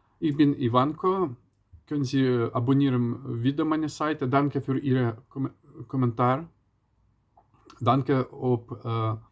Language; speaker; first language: German; non-native, learner; Ukrainian